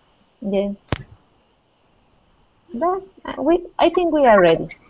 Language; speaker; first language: English; non-native, learner; Spanish